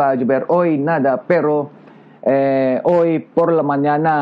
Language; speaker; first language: Spanish; non-native, learner; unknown